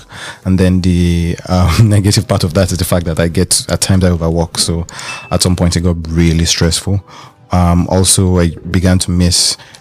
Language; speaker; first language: English; non-native, local second language; Yoruba